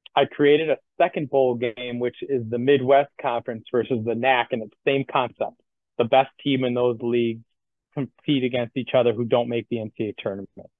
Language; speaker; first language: English; native; English